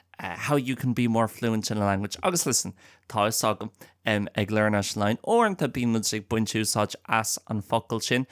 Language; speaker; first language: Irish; non-native, local second language; English